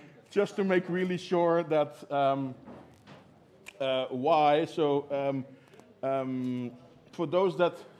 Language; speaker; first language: English; non-native, fluent; Dutch